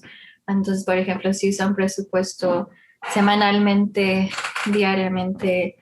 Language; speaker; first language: Spanish; early bilingual, heritage; Spanish